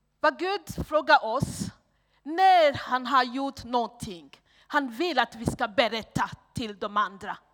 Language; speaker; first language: Swedish; non-native, fluent; Rundi